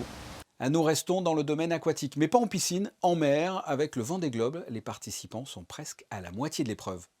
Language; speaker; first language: French; native; French